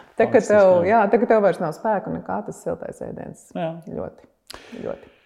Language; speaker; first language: Latvian; native; Latvian